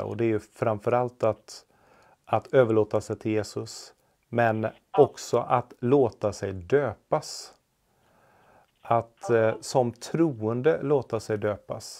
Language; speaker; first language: Swedish; native; Swedish